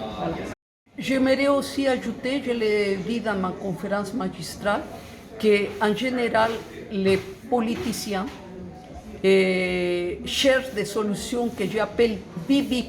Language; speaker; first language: French; non-native, fluent; Spanish